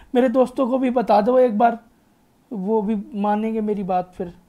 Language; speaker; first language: Hindi; native; Hindi